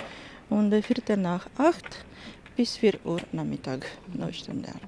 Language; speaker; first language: German; non-native, learner; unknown